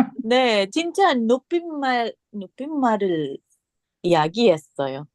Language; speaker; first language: Korean; non-native, learner; English